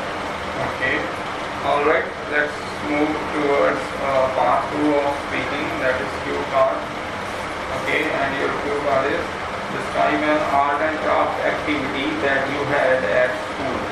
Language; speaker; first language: English; non-native, local second language; Punjabi